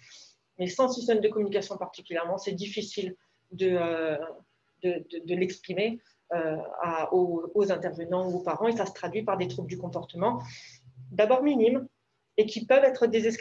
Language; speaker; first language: French; native; French